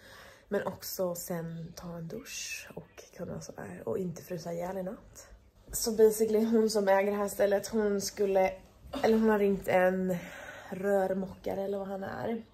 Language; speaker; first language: Swedish; native; Swedish